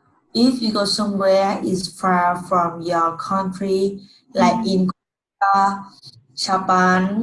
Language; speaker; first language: English; non-native, learner; Vietnamese